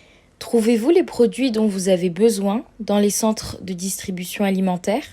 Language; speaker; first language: French; native; French